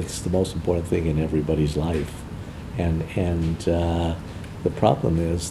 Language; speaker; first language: English; native; English